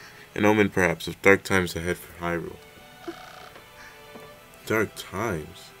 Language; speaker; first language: English; native; English